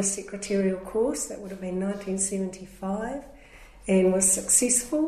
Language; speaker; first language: English; native; English